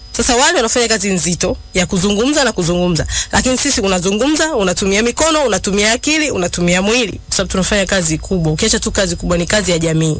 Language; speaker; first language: Swahili; non-native, local second language; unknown